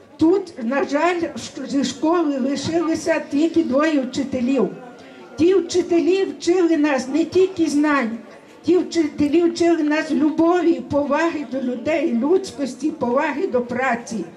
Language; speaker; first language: Ukrainian; early bilingual, other home language; Rusyn